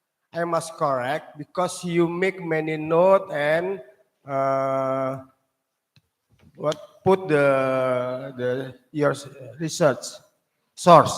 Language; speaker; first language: English; non-native, learner; Indonesian